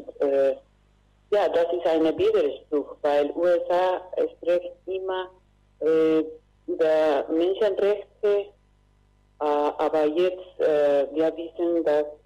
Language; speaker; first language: German; non-native, learner; Spanish